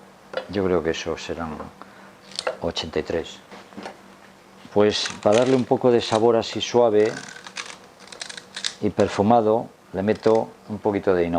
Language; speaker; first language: Spanish; native; Spanish